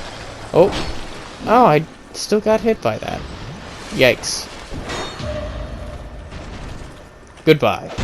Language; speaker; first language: English; native; English